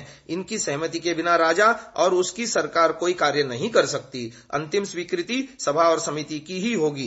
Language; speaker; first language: Hindi; native; Hindi